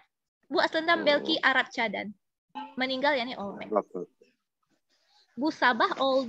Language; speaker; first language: Turkish; non-native, fluent; Indonesian